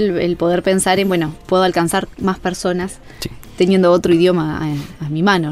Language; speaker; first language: Spanish; native; Spanish